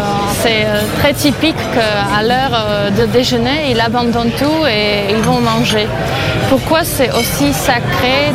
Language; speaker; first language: French; non-native, fluent; Slovak